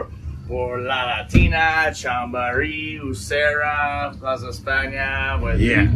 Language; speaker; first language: Spanish; non-native, learner; English